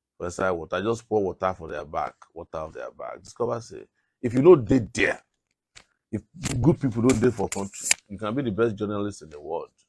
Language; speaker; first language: Nigerian Pidgin; non-native, local second language; Yoruba